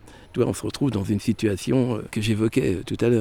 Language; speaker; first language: French; native; French